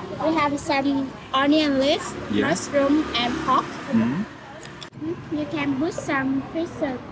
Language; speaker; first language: English; non-native, learner; Vietnamese